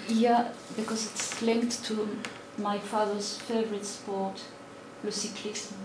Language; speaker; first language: English; non-native, fluent; French